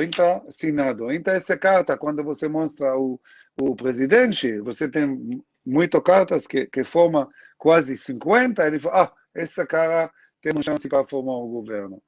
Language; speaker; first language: Portuguese; non-native, learner; Hebrew